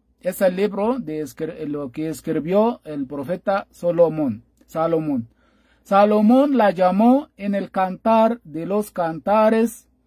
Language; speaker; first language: Spanish; non-native, fluent; Arabic